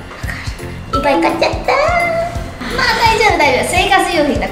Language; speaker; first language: Japanese; non-native, fluent; Chinese